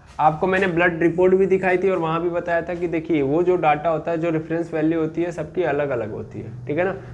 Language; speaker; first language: Hindi; native; Hindi